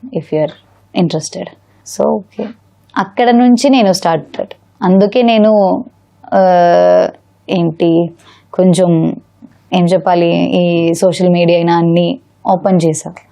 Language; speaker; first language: Telugu; non-native, learner; Malayalam